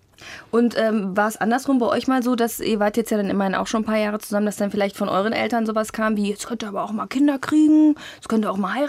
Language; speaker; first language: German; native; German